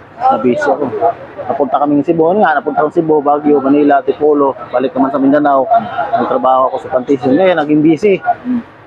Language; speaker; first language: Filipino; non-native, local second language; Cebuano